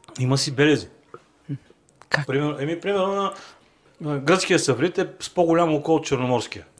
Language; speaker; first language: Bulgarian; native; Bulgarian